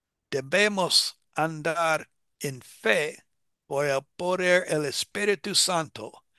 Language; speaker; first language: Spanish; non-native, fluent; English